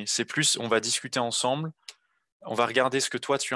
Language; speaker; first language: French; native; French